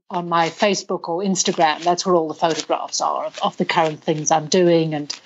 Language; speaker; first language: English; native; English